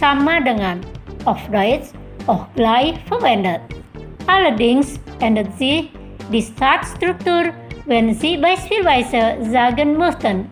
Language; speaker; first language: German; non-native, fluent; Indonesian